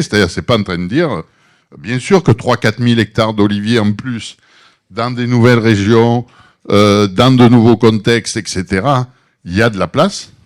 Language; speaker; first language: French; native; French